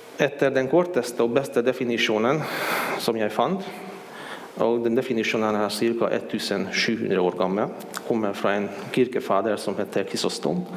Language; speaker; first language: Swedish; non-native, fluent; Hungarian